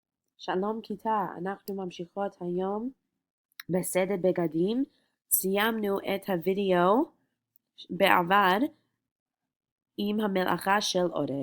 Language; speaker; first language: Hebrew; non-native, fluent; English